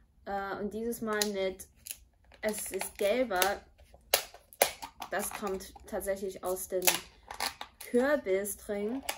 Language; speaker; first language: German; non-native, fluent; Chinese